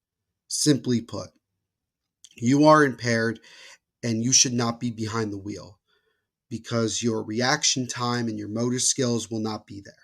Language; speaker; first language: English; native; English